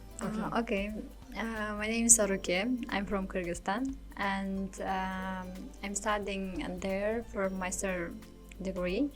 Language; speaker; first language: English; non-native, learner; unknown